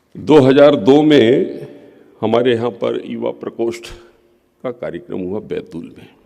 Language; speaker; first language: Hindi; non-native, local second language; Gondi